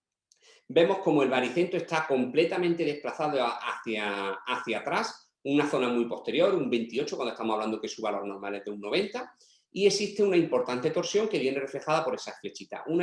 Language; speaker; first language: Spanish; native; Spanish